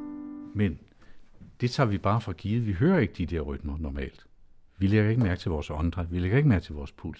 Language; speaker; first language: Danish; native; Danish